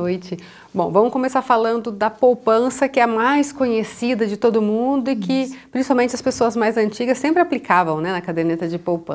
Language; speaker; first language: Portuguese; native; Portuguese